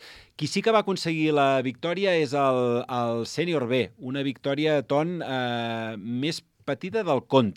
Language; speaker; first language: Catalan; native; Catalan